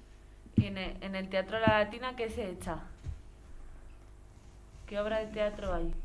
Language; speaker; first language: Spanish; native; Spanish